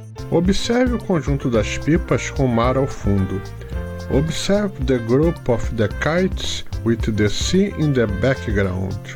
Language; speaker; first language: English; non-native, fluent; Portuguese